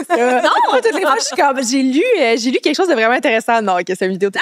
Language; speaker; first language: French; native; French